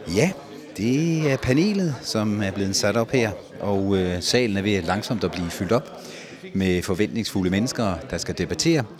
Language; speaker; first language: Danish; native; Danish